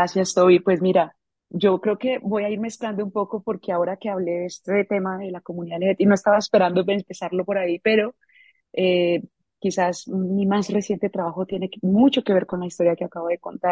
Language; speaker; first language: Spanish; native; Spanish